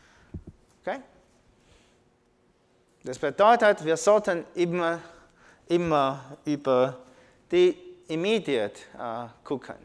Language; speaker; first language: German; non-native, learner; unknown